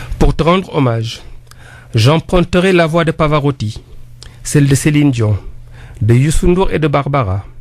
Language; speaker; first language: French; non-native, local second language; Wolof